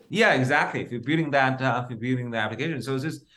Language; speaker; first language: English; non-native, fluent; Chinese